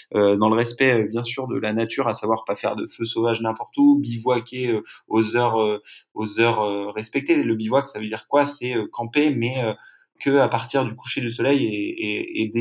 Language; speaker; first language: French; native; French